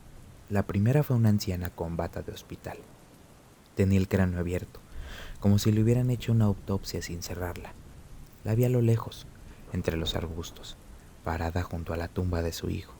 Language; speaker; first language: Spanish; native; Spanish